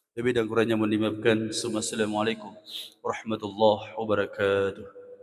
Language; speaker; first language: Malay; non-native, local second language; Buginese